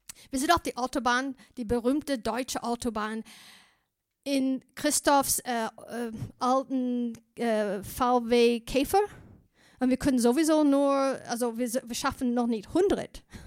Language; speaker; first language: German; non-native, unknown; English